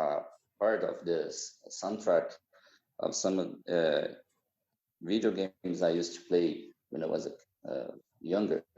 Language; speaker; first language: English; non-native, fluent; Portuguese